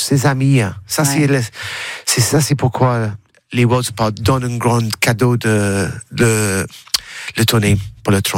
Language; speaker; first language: French; non-native, learner; English